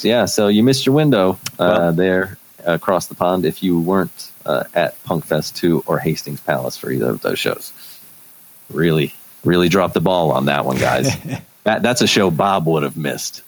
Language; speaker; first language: English; native; English